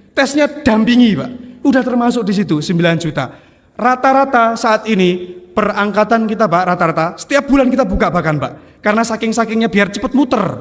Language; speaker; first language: Indonesian; non-native, local second language; Javanese